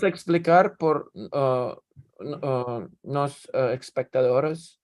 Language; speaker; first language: Spanish; non-native, learner; English